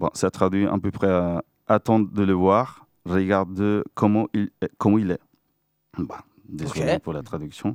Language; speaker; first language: French; non-native, fluent; Spanish